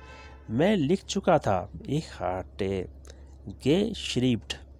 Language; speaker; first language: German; non-native, learner; Urdu